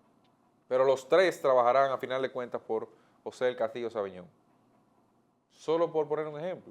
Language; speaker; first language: Spanish; native; Spanish